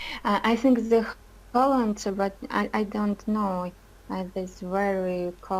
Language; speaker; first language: English; non-native, learner; Russian